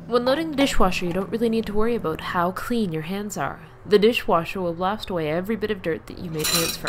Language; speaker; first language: English; native; English